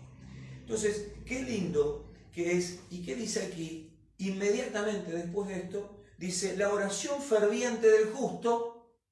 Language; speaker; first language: Spanish; native; Spanish